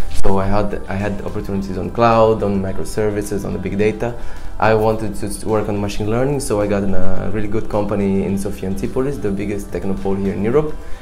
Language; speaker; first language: English; non-native, fluent; Portuguese